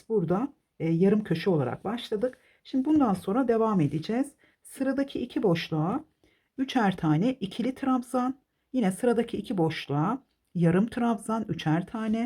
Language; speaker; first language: Turkish; native; Turkish